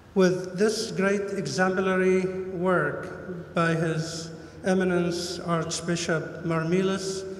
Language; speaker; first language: English; non-native, fluent; Arabic